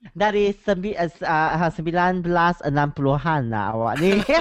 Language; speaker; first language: Malay; non-native, learner; Chinese